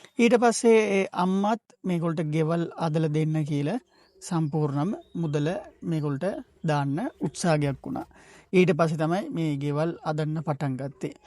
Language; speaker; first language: Sinhala; non-native, local second language; Tamil